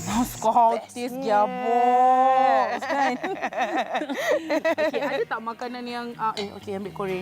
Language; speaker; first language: Malay; native; Malay